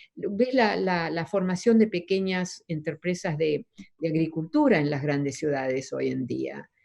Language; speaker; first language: Spanish; early bilingual, other home language; Dutch